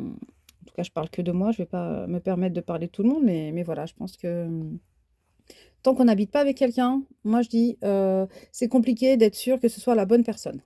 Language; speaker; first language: French; native; French